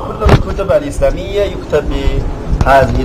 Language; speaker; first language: Arabic; non-native, learner; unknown